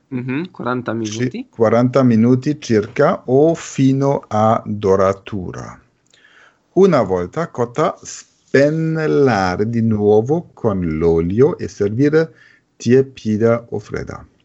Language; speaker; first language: Italian; non-native, fluent; German